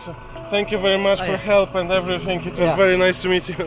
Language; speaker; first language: English; non-native, learner; Polish